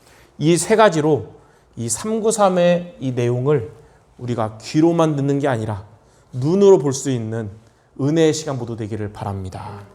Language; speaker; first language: Korean; native; Korean